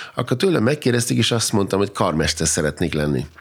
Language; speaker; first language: Hungarian; non-native, fluent; German